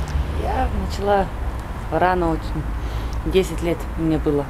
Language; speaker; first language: Russian; non-native, learner; Lithuanian